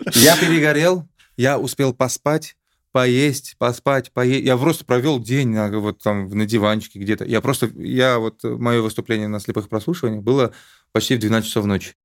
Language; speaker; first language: Russian; native; Russian